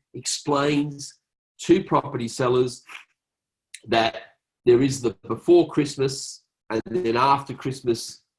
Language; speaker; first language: English; native; English